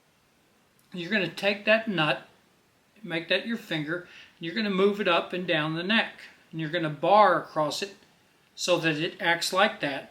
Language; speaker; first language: English; native; English